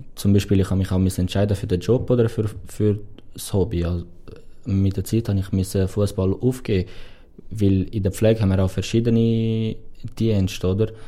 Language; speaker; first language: German; non-native, fluent; Portuguese